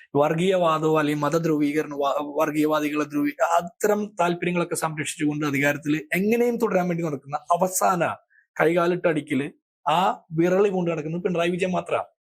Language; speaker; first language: Malayalam; native; Malayalam